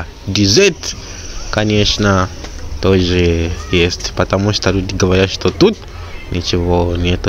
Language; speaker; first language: Russian; non-native, learner; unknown